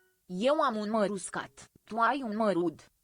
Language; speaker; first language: Romanian; non-native, learner; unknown